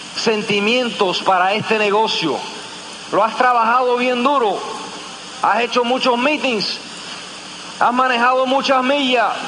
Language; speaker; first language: Spanish; early bilingual, heritage; Spanish